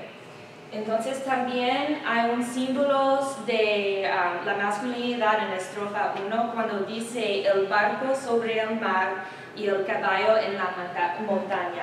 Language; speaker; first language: Spanish; non-native, learner; English